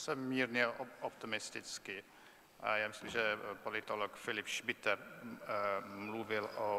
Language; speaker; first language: Czech; non-native, fluent; English